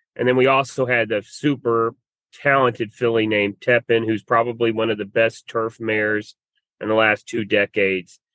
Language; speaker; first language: English; native; English